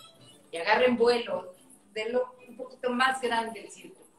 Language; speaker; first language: Spanish; native; Spanish